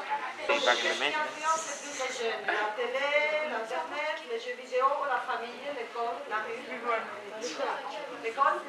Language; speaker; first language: French; non-native, fluent; Spanish